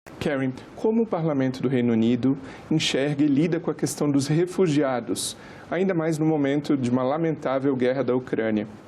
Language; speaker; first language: Portuguese; native; Portuguese